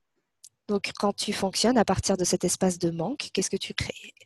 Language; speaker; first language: French; native; French